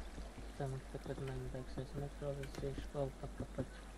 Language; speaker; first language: Russian; non-native, learner; Latvian